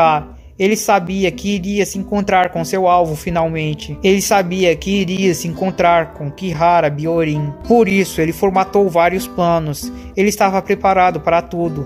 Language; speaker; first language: Portuguese; native; Portuguese